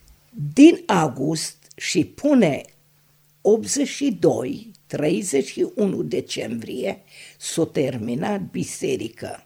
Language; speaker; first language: Romanian; non-native, local second language; Hungarian